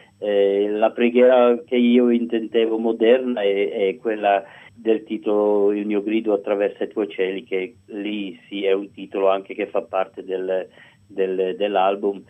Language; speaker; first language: Italian; early bilingual, heritage; Italian